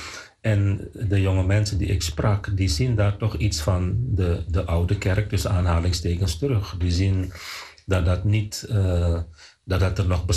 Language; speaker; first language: Dutch; non-native, fluent; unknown